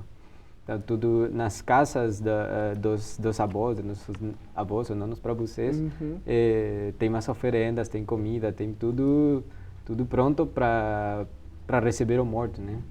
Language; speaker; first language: Portuguese; non-native, fluent; Spanish